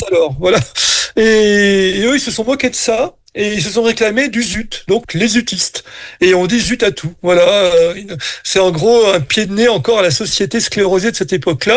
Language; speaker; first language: French; native; French